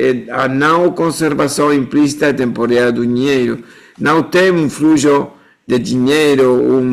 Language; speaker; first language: Portuguese; non-native, fluent; Spanish